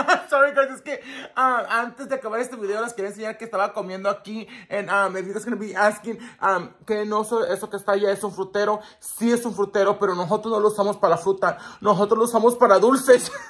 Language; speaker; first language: Spanish; early bilingual, heritage; Spanish